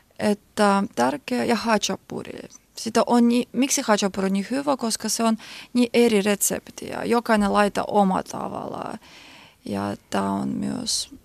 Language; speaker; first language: Finnish; non-native, learner; Georgian